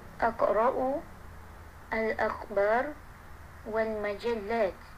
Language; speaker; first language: Arabic; non-native, learner; Malay